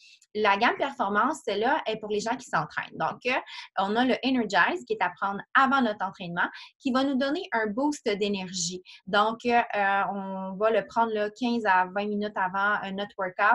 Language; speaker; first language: French; native; French